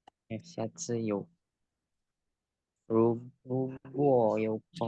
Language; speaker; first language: Chinese; non-native, learner; Indonesian